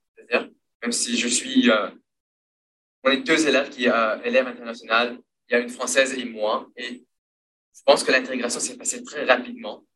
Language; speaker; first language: French; non-native, local second language; Morisyen